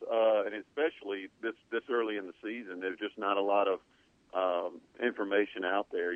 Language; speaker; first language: English; native; English